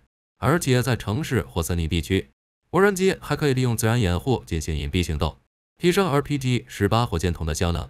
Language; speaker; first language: Chinese; native; Chinese